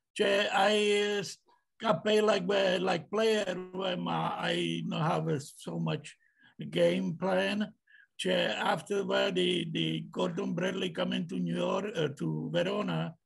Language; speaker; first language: English; non-native, learner; Czech